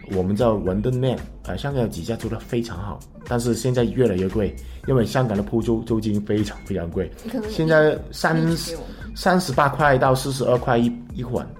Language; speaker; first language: Chinese; non-native, local second language; Cantonese